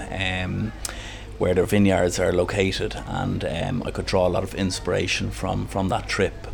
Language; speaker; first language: English; native; English